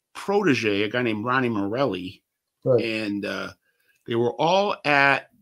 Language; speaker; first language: English; native; English